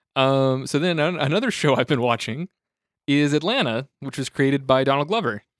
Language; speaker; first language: English; native; English